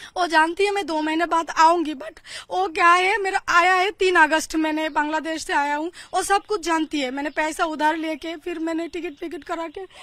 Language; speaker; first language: Hindi; non-native, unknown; Bangla